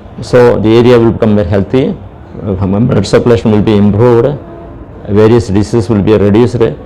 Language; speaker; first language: English; non-native, local second language; Malayalam